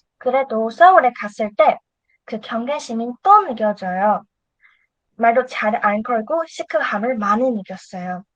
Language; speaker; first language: Korean; non-native, fluent; Chinese